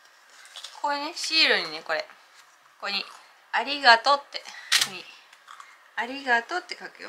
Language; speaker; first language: Japanese; native; Japanese